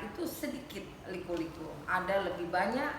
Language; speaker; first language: Indonesian; native; Indonesian